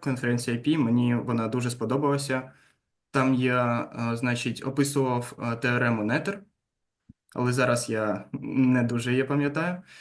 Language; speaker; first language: Ukrainian; non-native, local second language; Russian